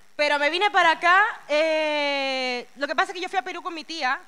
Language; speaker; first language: Spanish; native; Spanish